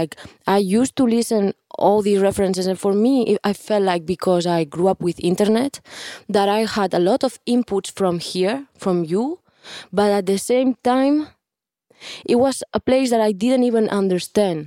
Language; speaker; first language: English; non-native, fluent; Spanish